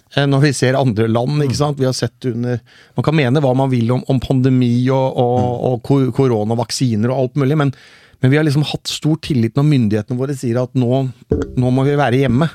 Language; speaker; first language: Norwegian; native; Norwegian